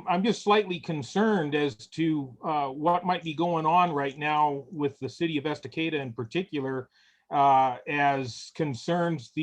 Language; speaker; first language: English; native; English